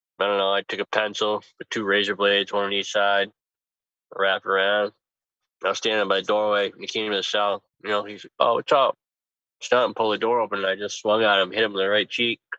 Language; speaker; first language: English; native; English